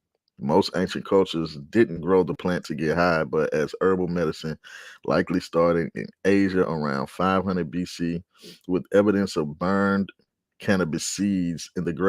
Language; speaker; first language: English; native; English